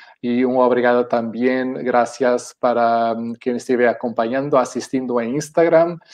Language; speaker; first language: Spanish; non-native, fluent; Portuguese